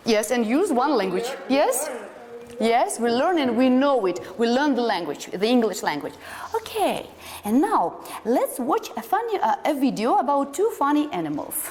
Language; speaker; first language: English; non-native, fluent; Russian